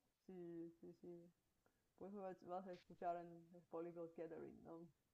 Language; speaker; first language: Spanish; non-native, fluent; Bulgarian